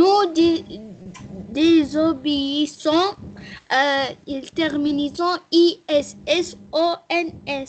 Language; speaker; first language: French; non-native, local second language; Arabic